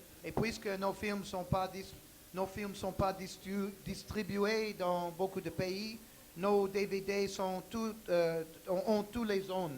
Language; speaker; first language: French; non-native, learner; English